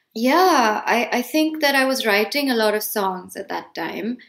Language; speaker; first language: English; non-native, local second language; Hindi